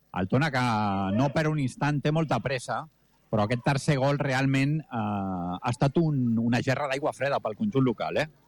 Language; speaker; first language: Catalan; native; Catalan